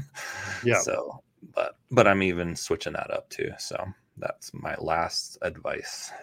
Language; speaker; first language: English; native; English